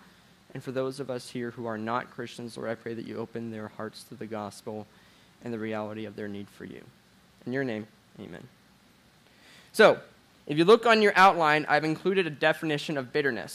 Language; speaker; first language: English; native; English